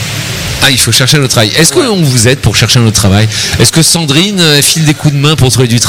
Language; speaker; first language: French; native; French